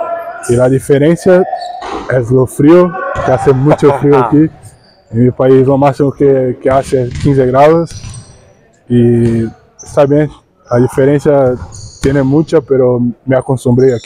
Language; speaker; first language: Spanish; non-native, learner; Portuguese